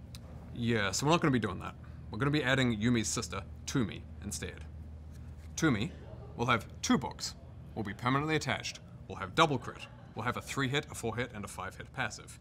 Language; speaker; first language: English; native; English